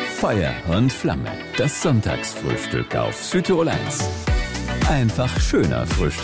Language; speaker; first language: German; native; German